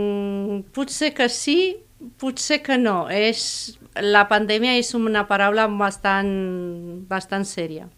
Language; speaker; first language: Catalan; non-native, fluent; Romanian